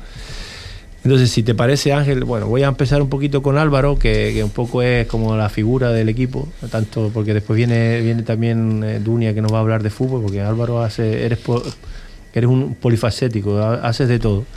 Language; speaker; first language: Spanish; native; Spanish